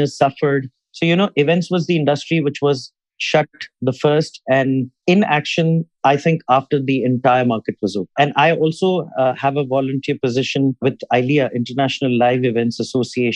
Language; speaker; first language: English; non-native, local second language; Urdu